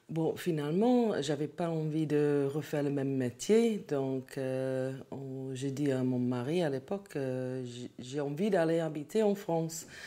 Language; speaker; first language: French; non-native, learner; English